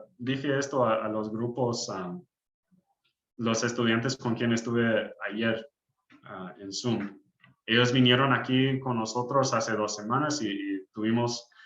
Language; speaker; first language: Spanish; early bilingual, heritage; English